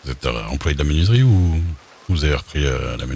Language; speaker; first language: French; native; French